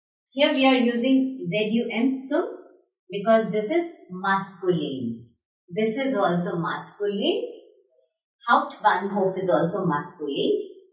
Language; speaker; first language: English; non-native, local second language; Hindi